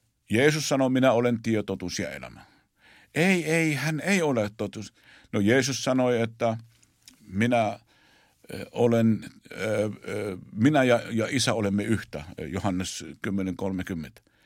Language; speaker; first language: Finnish; non-native, fluent; Arabic